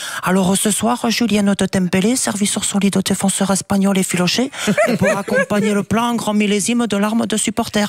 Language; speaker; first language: French; native; French